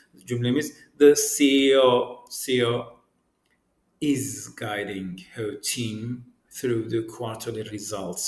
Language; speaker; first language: English; non-native, fluent; Turkish